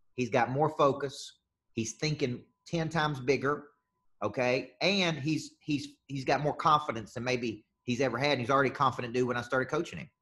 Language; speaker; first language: English; native; English